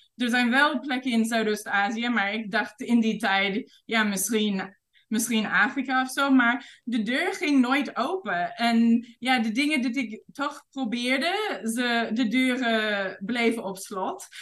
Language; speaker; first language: Dutch; non-native, fluent; English